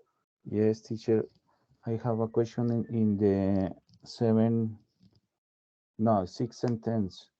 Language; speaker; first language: English; non-native, learner; Spanish